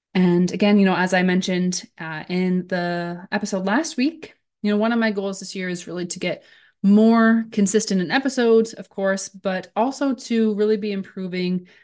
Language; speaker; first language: English; native; English